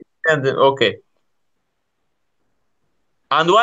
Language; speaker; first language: English; non-native, learner; Kurdish